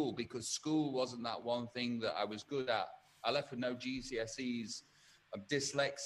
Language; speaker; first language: English; native; English